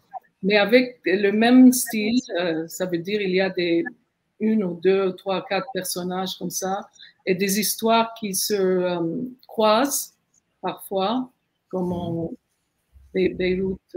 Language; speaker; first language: French; non-native, fluent; Arabic